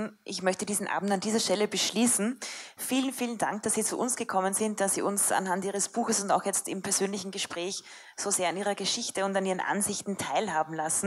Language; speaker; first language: German; native; German